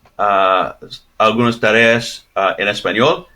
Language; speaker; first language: Spanish; early bilingual, other home language; English